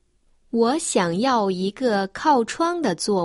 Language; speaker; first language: Chinese; native; Chinese